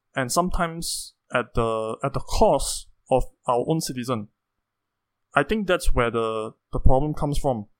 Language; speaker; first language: English; native; English